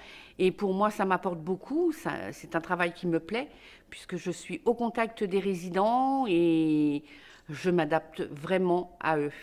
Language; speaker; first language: French; native; French